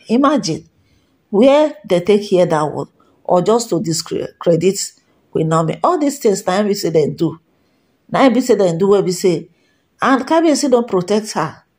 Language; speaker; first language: Nigerian Pidgin; non-native, local second language; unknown